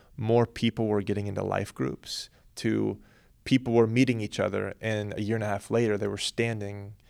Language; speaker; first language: English; native; English